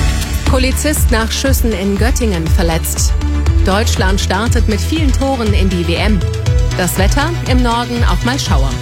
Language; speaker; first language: German; native; German